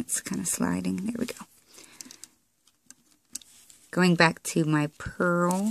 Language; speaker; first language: English; native; English